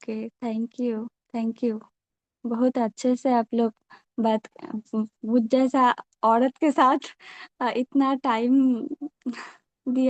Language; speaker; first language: Hindi; non-native, local second language; Bangla